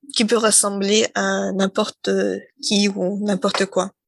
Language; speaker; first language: French; non-native, fluent; Russian